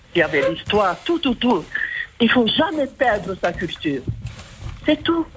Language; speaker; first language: French; non-native, local second language; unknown